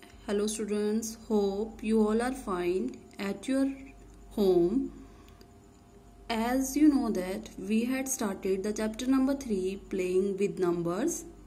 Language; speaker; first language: English; non-native, local second language; Hindi